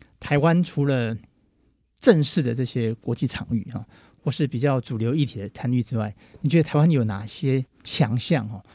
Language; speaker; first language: Chinese; native; Chinese